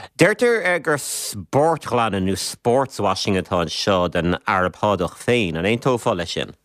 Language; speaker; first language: Irish; native; Irish